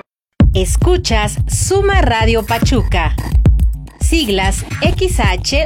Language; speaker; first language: Spanish; native; Spanish